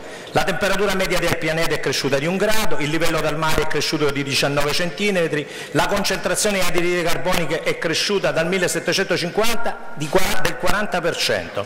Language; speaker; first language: Italian; native; Italian